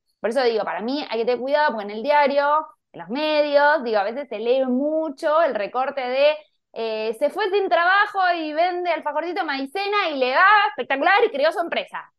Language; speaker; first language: Spanish; native; Spanish